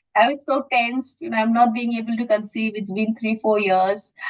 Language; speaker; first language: English; non-native, local second language; Assamese